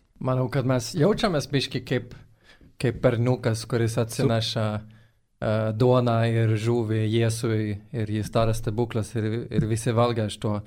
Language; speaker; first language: Lithuanian; non-native, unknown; Swedish